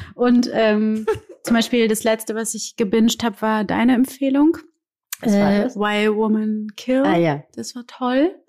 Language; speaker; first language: German; native; German